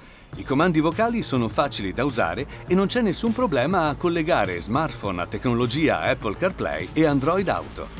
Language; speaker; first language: Italian; native; Italian